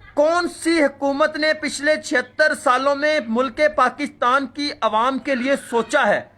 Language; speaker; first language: Urdu; non-native, local second language; Punjabi